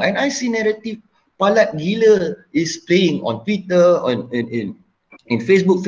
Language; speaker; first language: English; non-native, local second language; Malay